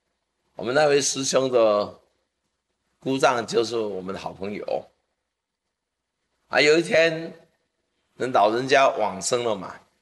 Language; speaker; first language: Chinese; native; Chinese